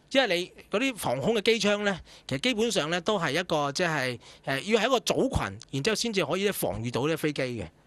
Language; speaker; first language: Cantonese; native; Cantonese